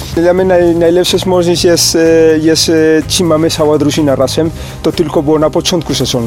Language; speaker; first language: Polish; non-native, learner; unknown